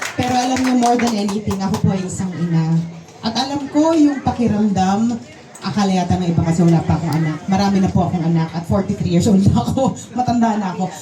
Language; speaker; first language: Filipino; native; Filipino